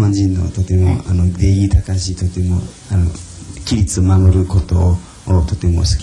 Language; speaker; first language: Japanese; non-native, fluent; Chinese